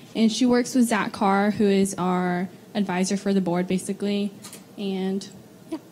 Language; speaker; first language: English; native; English